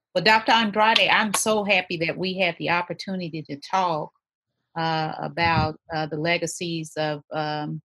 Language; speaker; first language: English; native; English